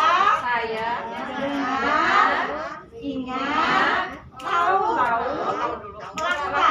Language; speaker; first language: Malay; non-native, local second language; Sundanese